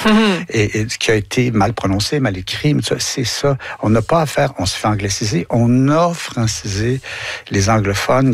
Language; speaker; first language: French; native; French